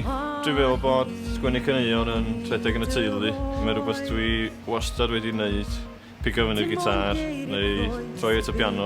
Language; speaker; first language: Welsh; native; Welsh